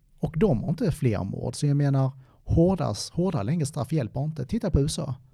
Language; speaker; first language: Swedish; native; Swedish